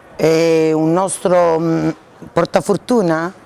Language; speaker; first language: Italian; native; Italian